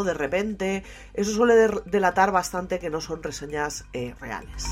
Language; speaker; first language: Spanish; native; Spanish